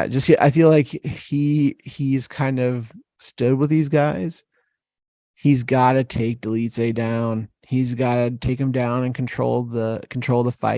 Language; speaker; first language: English; native; English